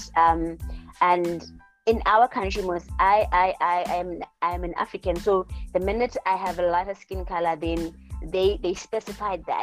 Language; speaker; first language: English; non-native, local second language; Xhosa